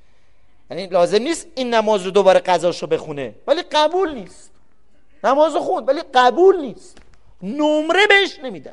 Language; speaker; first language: Persian; native; Persian